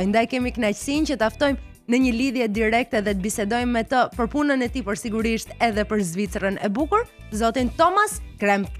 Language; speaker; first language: Albanian; native; Albanian